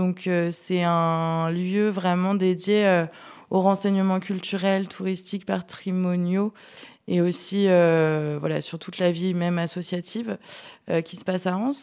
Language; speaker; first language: French; native; French